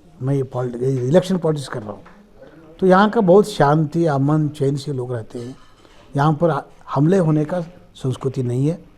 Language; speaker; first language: Hindi; non-native, local second language; Marathi